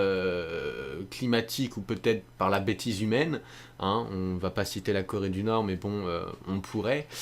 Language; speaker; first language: French; native; French